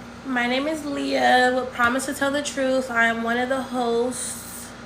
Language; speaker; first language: English; native; English